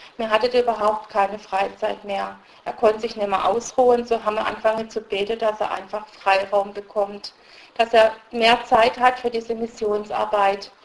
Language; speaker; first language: German; early bilingual, other home language; Russian